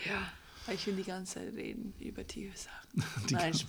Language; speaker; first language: German; non-native, fluent; English